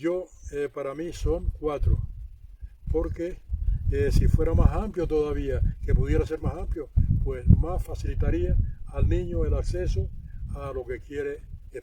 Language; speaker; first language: Spanish; native; Spanish